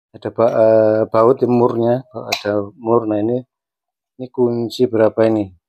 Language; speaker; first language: Indonesian; native; Indonesian